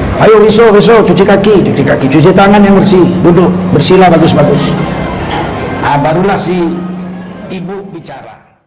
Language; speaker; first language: Indonesian; native; Indonesian